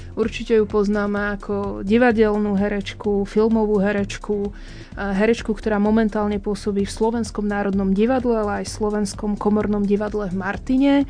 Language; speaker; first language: Slovak; native; Slovak